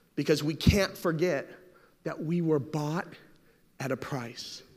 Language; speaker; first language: English; native; English